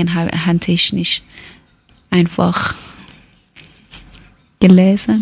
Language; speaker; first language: German; non-native, learner; Persian